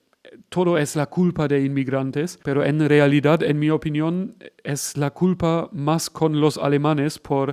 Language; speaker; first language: Spanish; non-native, fluent; German